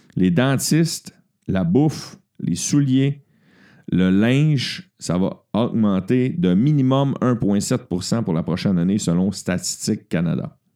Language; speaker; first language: French; native; French